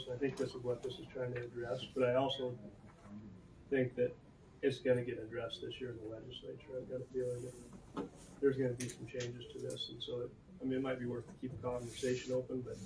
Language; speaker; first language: English; native; English